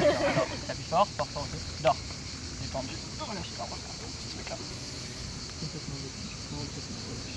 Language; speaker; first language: French; native; French